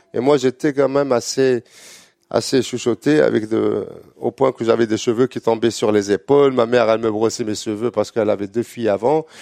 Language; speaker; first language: French; non-native, local second language; Arabic